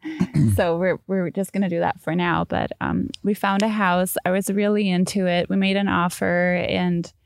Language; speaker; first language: English; non-native, fluent; Danish